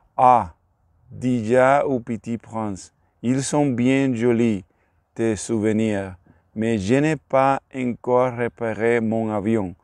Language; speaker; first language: French; non-native, learner; Spanish